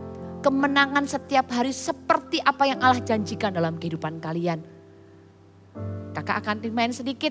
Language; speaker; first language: Indonesian; native; Indonesian